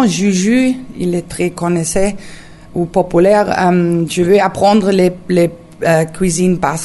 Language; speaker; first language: French; non-native, learner; German